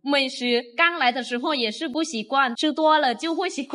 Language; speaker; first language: Chinese; non-native, fluent; Lao